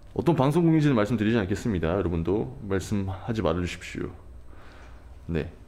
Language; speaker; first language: Korean; non-native, fluent; Portuguese